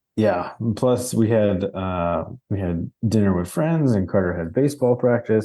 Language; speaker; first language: English; native; English